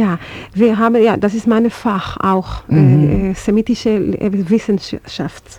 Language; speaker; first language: German; non-native, learner; Hebrew